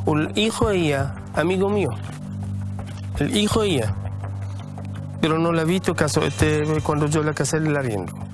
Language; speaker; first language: Spanish; non-native, learner; Arabic